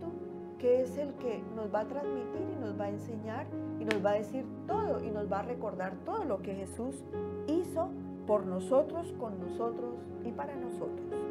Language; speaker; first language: Spanish; native; Spanish